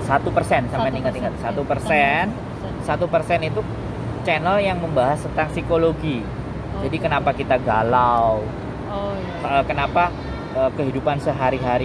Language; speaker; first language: Indonesian; non-native, local second language; Javanese